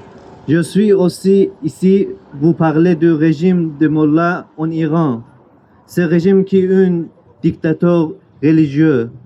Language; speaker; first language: French; non-native, learner; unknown